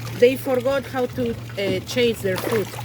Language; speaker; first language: English; non-native, learner; Spanish